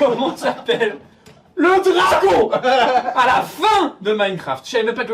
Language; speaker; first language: French; native; French